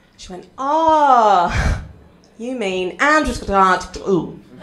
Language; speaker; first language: English; native; English